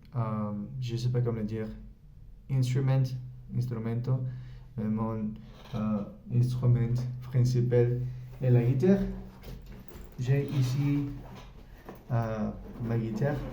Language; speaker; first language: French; non-native, learner; Spanish